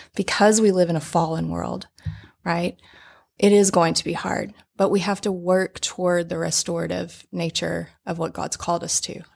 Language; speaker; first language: English; native; English